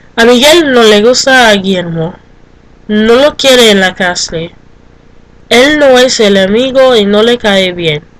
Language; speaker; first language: Spanish; non-native, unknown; English